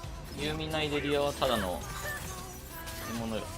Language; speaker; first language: Japanese; native; Japanese